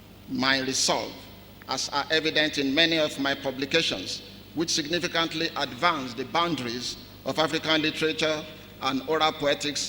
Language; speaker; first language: English; non-native, local second language; Yoruba